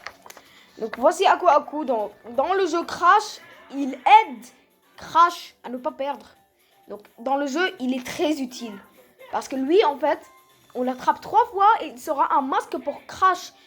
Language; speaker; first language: French; native; French